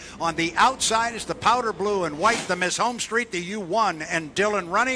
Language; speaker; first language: English; native; English